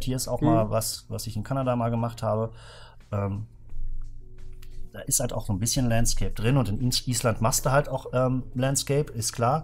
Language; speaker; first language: German; native; German